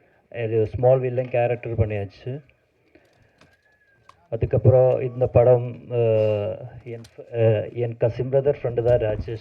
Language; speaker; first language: Tamil; non-native, learner; Malayalam